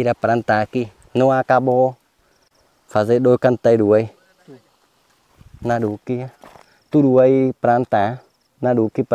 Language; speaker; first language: Portuguese; non-native, learner; Vietnamese